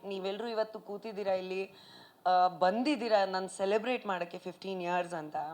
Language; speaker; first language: Kannada; non-native, local second language; Punjabi